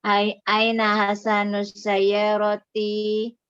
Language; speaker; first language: Arabic; non-native, learner; Indonesian